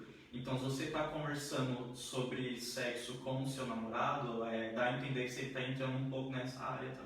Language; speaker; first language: Portuguese; native; Portuguese